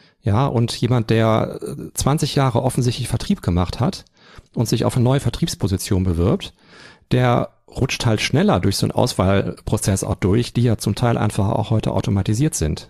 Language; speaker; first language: German; native; German